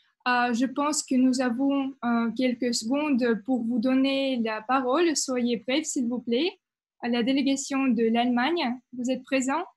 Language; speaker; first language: French; non-native, fluent; Russian